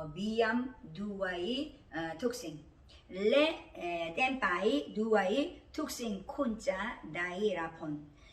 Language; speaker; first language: Thai; non-native, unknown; Korean